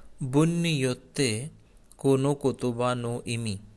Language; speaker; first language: Japanese; non-native, learner; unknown